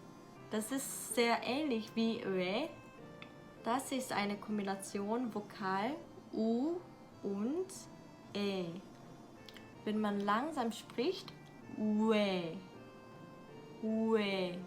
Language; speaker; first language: German; non-native, learner; Korean